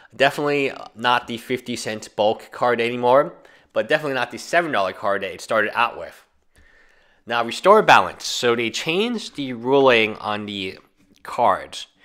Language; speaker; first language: English; native; English